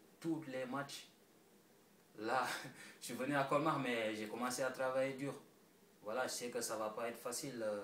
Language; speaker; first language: French; non-native, local second language; Wolof